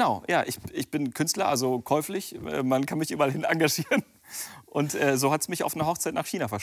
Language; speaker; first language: German; native; German